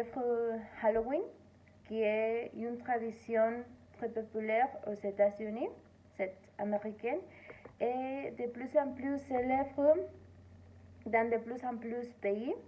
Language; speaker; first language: French; non-native, learner; Spanish